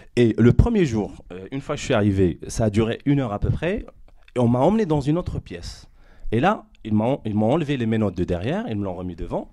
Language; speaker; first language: French; non-native, local second language; Arabic